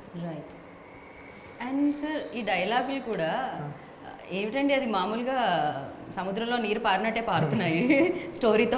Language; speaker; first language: Telugu; native; Telugu